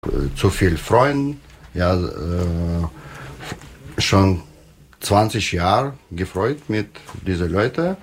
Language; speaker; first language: German; non-native, learner; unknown